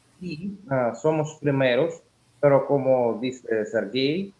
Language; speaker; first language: Spanish; non-native, learner; Russian